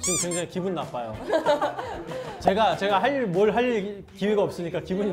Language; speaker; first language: Korean; native; Korean